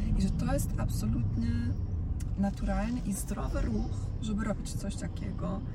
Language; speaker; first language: Polish; non-native, fluent; Croatian